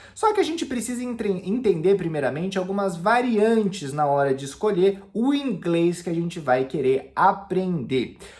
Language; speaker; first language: Portuguese; native; Portuguese